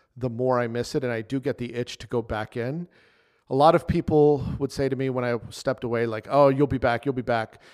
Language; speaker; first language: English; native; English